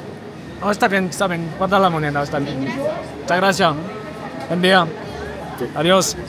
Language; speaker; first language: Spanish; non-native, learner; French